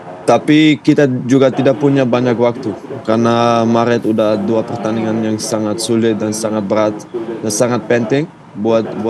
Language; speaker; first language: Indonesian; non-native, fluent; Dutch